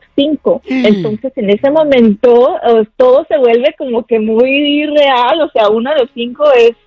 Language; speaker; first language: Spanish; native; Spanish